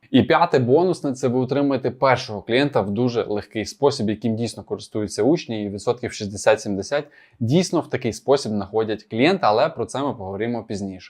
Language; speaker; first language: Ukrainian; non-native, local second language; Russian